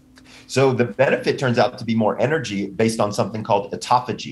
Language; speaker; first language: English; native; English